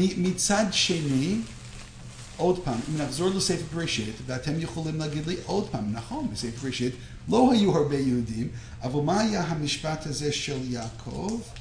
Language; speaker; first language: Hebrew; non-native, fluent; English